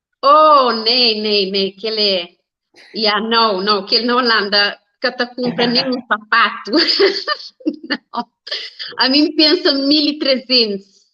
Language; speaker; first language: Portuguese; non-native, learner; Kabuverdianu